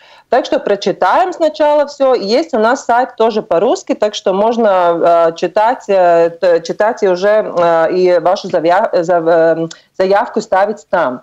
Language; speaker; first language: Russian; non-native, local second language; Latvian